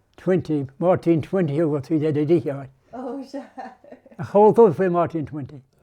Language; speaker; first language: Irish; native; Irish